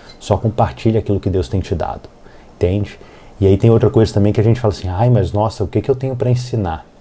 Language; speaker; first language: Portuguese; native; Portuguese